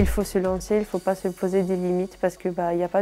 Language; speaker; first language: French; non-native, fluent; Italian